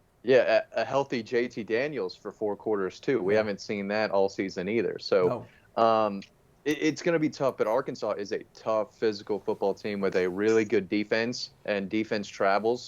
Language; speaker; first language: English; native; English